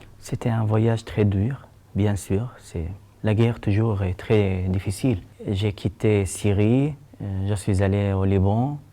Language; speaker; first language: French; non-native, learner; Arabic